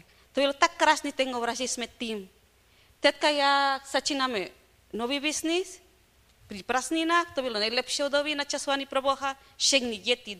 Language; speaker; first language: Czech; non-native, learner; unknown